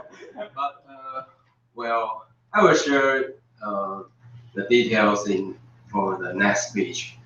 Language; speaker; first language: English; non-native, learner; Chinese